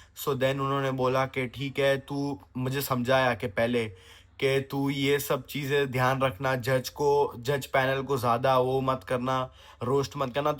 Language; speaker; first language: Hindi; non-native, local second language; Gujarati